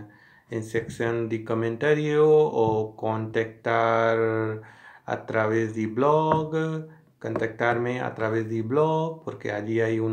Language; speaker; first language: Spanish; non-native, learner; Hindi